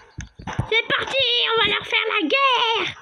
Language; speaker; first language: French; native; French